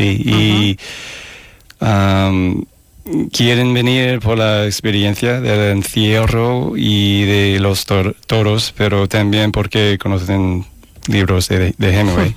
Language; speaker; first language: Spanish; non-native, fluent; English